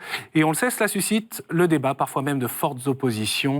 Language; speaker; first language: French; native; French